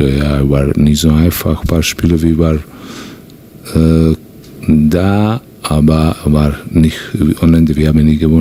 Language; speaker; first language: German; non-native, learner; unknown